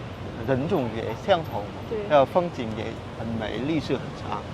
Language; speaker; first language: Chinese; non-native, fluent; Vietnamese